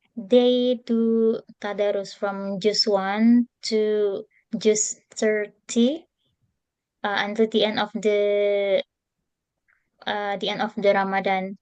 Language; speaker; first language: English; non-native, fluent; Indonesian